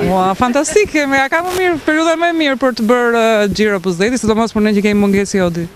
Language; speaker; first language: Albanian; native; Albanian